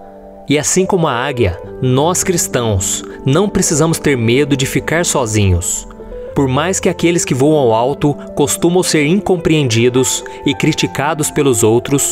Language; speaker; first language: Portuguese; native; Portuguese